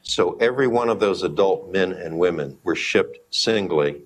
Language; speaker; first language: English; native; English